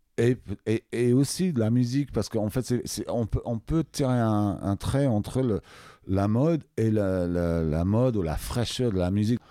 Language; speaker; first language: French; non-native, fluent; English